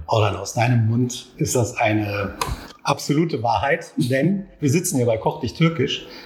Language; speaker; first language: German; non-native, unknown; Turkish